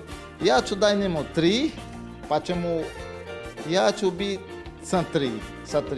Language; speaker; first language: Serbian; non-native, learner; Portuguese